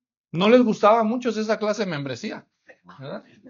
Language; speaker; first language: Spanish; native; Spanish